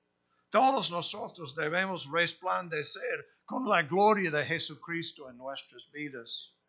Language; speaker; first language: Spanish; non-native, fluent; English